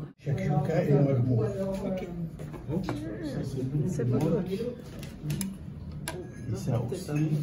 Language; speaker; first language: French; non-native, learner; Korean